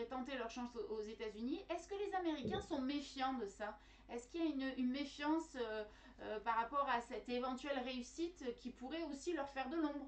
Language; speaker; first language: French; native; French